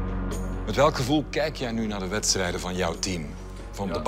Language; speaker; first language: Dutch; native; Dutch